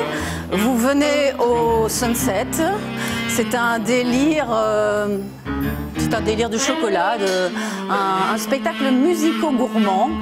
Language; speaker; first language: French; native; French